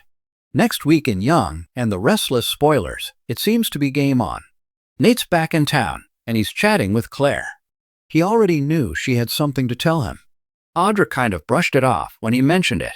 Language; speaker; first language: English; native; English